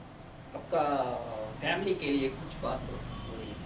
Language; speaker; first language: Hindi; non-native, local second language; Telugu